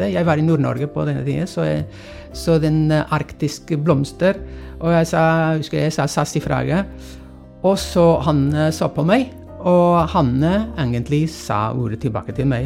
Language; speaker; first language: Norwegian; non-native, fluent; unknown